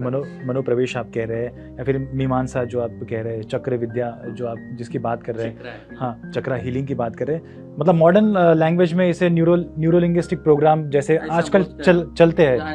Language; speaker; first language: Hindi; native; Hindi